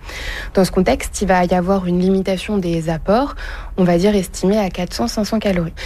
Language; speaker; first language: French; native; French